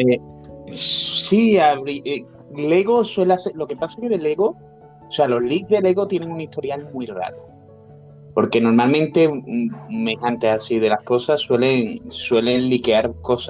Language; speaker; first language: Spanish; native; Spanish